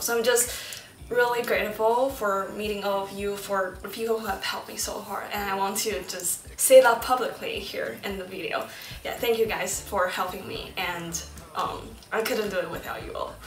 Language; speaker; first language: English; early bilingual, other home language; Chinese